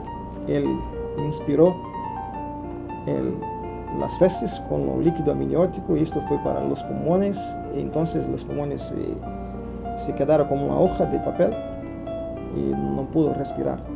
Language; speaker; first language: Spanish; non-native, fluent; Portuguese